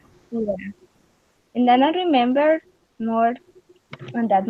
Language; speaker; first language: English; non-native, learner; Spanish